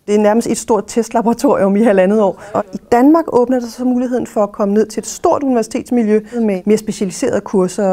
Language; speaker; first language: Danish; native; Danish